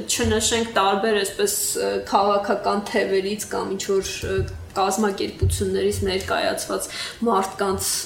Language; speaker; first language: Armenian; native; Armenian